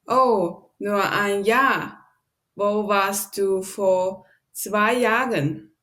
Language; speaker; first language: German; non-native, learner; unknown